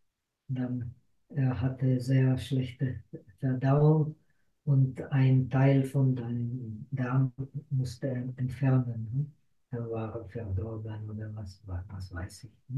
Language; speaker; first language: German; non-native, fluent; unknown